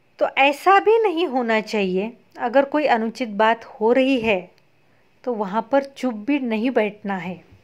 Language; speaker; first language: Hindi; non-native, local second language; Marathi